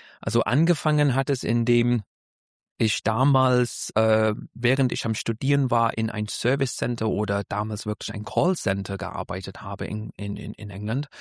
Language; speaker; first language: German; non-native, fluent; English